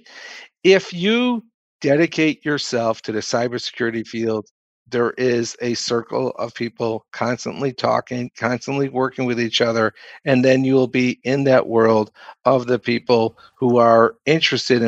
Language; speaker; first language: English; native; English